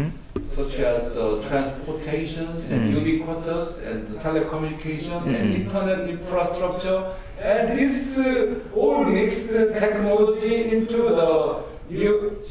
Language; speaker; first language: English; non-native, learner; Korean